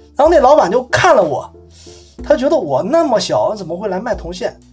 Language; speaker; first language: Chinese; native; Chinese